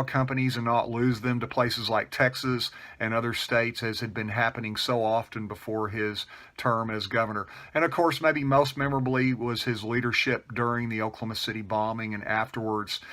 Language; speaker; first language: English; native; English